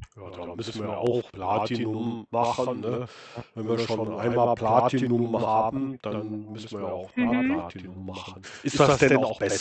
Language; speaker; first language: German; native; German